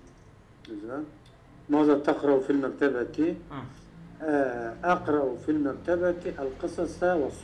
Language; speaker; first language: Arabic; non-native, learner; Turkish